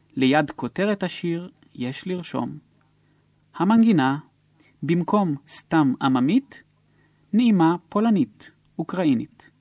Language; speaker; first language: Hebrew; non-native, fluent; Polish